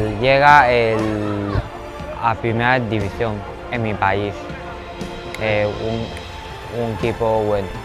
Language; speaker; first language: Spanish; non-native, learner; Chinese